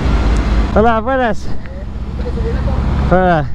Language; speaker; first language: Spanish; non-native, learner; English